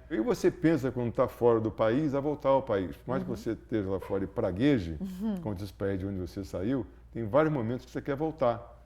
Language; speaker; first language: Portuguese; native; Portuguese